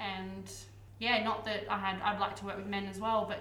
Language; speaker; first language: English; native; English